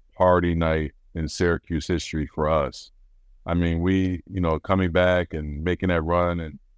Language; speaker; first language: English; native; English